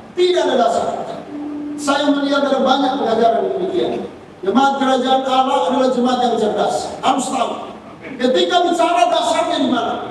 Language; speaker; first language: Indonesian; native; Indonesian